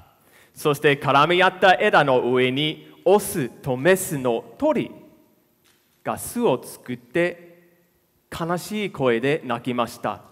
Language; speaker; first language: Japanese; non-native, fluent; English